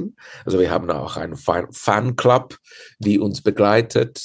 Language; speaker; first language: German; non-native, fluent; Czech